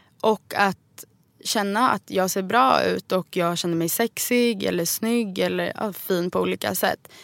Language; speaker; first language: Swedish; native; Swedish